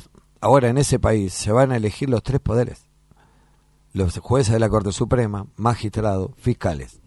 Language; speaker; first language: Spanish; native; Spanish